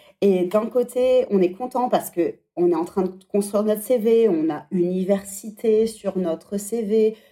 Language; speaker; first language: French; native; French